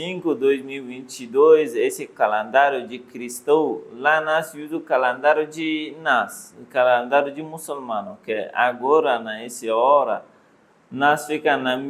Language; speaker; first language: Portuguese; non-native, learner; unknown